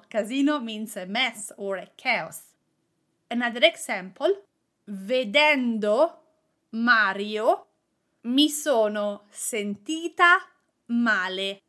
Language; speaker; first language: English; non-native, fluent; Italian